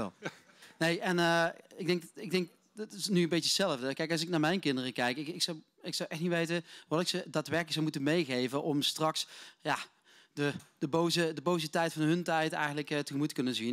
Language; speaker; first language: Dutch; native; Dutch